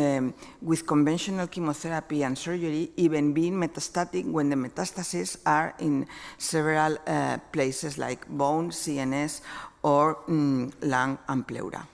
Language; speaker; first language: English; non-native, fluent; Spanish